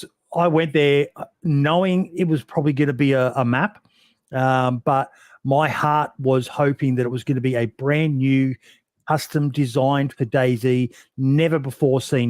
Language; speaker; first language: English; native; English